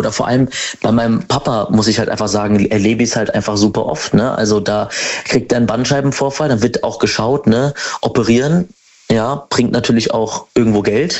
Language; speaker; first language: German; native; German